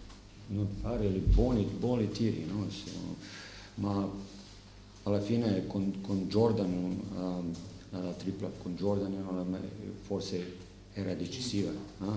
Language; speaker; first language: Italian; non-native, learner; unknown